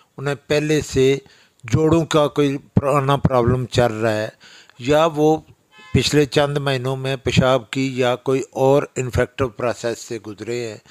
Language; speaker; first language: Urdu; non-native, local second language; Pahari-Potwari